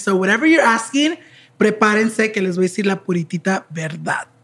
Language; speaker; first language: Spanish; early bilingual, heritage; Spanish